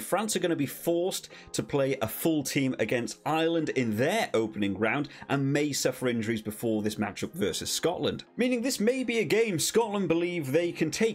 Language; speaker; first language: English; native; English